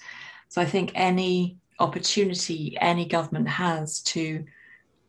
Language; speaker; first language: English; native; English